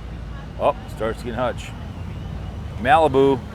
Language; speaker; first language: English; native; English